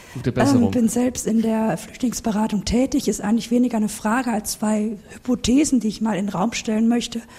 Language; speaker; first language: German; non-native, fluent; Turkish